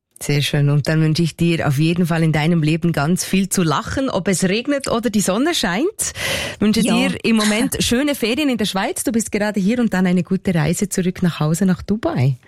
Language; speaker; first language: German; native; German